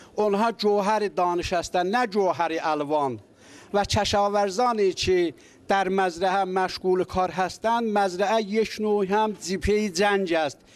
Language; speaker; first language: Persian; non-native, local second language; Azerbaijani